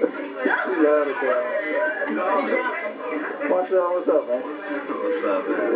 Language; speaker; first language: English; native; English